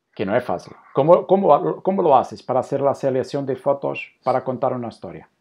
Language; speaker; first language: Spanish; non-native, learner; Portuguese